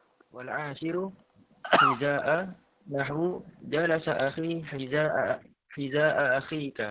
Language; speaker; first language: Arabic; non-native, learner; Malay